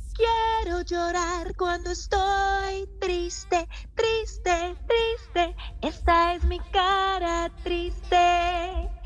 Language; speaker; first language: Spanish; early bilingual, heritage; Spanish